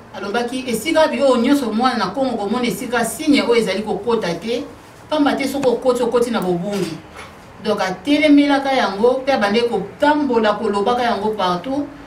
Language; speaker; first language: Lingala; non-native, local second language; Kongo